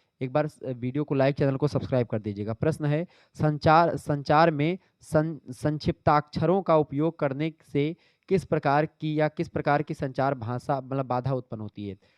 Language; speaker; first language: Hindi; native; Hindi